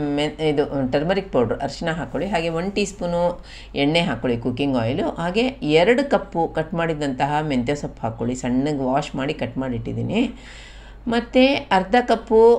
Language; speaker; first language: Kannada; non-native, local second language; Konkani